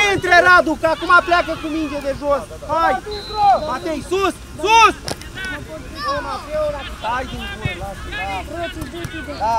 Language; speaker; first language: Romanian; native; Romanian